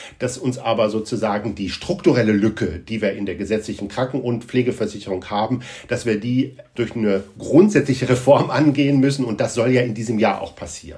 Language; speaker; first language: German; native; German